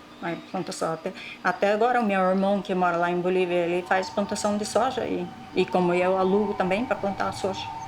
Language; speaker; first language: Portuguese; non-native, local second language; Russian